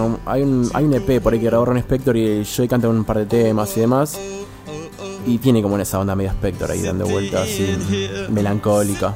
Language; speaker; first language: Spanish; native; Spanish